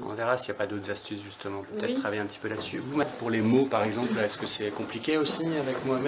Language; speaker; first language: French; native; French